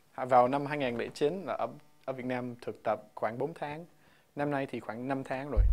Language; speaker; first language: Vietnamese; non-native, fluent; English